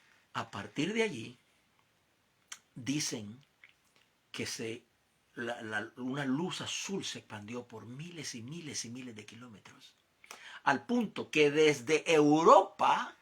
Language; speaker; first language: Spanish; native; Spanish